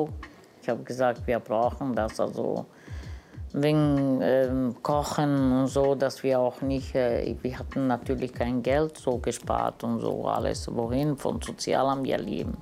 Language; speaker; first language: German; non-native, learner; Romany